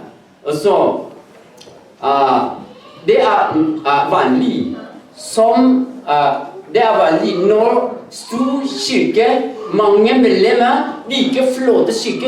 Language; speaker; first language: Norwegian; non-native, learner; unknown